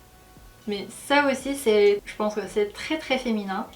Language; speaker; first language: French; non-native, fluent; Korean